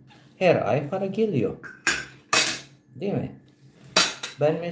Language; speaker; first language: Turkish; non-native, learner; Filipino